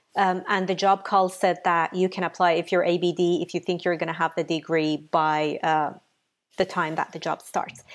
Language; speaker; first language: English; non-native, fluent; Persian